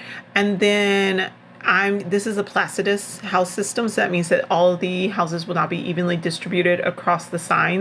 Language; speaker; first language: English; native; English